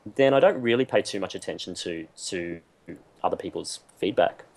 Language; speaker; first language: English; native; English